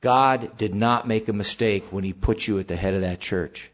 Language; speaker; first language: English; native; English